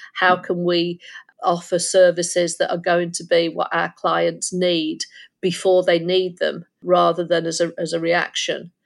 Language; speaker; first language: English; native; English